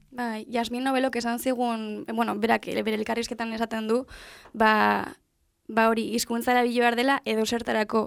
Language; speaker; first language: Basque; non-native, local second language; Spanish